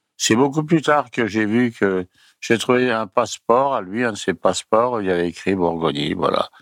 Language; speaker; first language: French; early bilingual, other home language; Italian